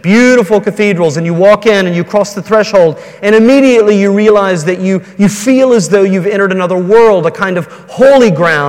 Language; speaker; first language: English; native; English